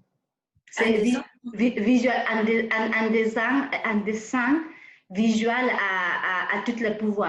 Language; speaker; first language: French; non-native, fluent; English